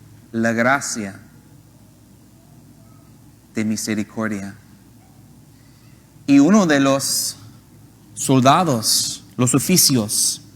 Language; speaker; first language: Spanish; non-native, learner; English